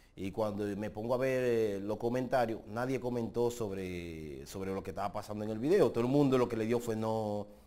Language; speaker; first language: Spanish; native; Spanish